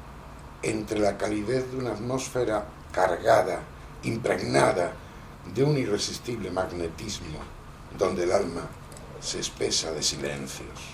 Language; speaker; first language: Spanish; native; Spanish